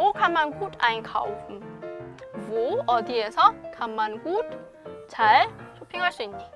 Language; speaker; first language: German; non-native, fluent; Korean